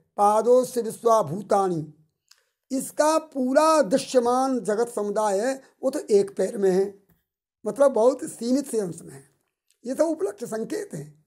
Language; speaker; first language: Hindi; native; Hindi